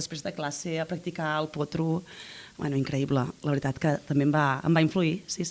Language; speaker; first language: Catalan; native; Catalan